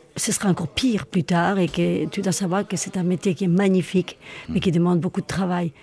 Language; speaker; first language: French; non-native, fluent; Spanish